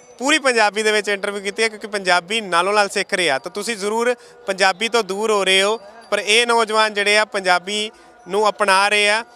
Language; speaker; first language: Punjabi; native; Punjabi